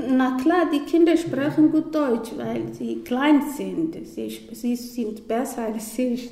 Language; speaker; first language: German; non-native, learner; Somali